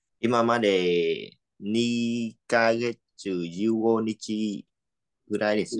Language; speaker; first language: Japanese; non-native, learner; Vietnamese